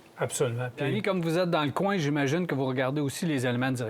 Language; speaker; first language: French; native; French